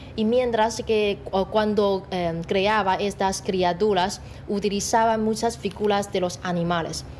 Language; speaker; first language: Spanish; non-native, fluent; Chinese